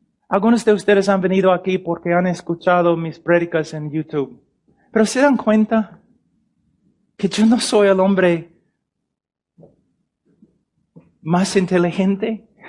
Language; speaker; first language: Spanish; non-native, fluent; English